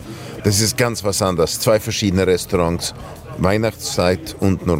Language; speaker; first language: German; early bilingual, heritage; German